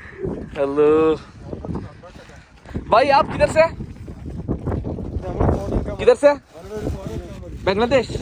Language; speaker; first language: Hindi; non-native, local second language; Malayalam